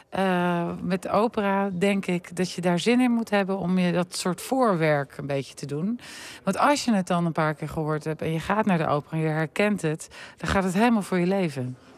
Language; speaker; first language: Dutch; native; Dutch